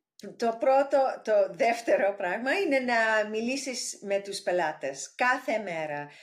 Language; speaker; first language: Greek; early bilingual, heritage; English